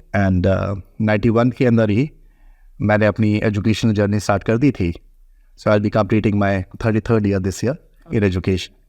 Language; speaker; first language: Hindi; native; Hindi